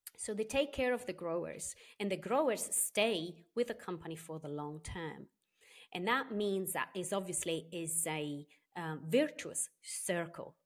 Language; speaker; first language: English; non-native, fluent; Italian